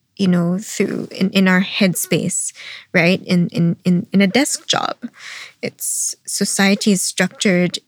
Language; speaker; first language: English; non-native, local second language; Filipino